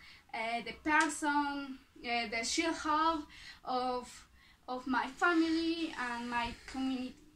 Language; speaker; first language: English; non-native, learner; Spanish